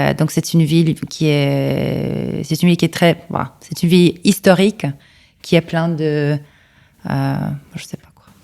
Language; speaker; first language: French; non-native, fluent; Polish